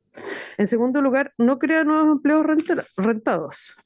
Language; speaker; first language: Spanish; native; Spanish